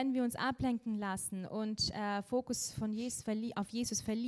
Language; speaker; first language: German; non-native, fluent; Russian